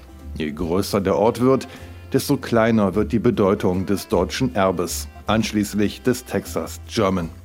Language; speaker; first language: German; native; German